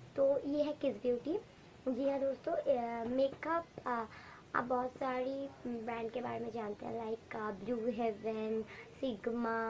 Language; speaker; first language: Hindi; non-native, local second language; Bangla